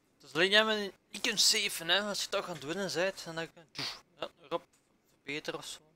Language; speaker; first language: Dutch; native; Dutch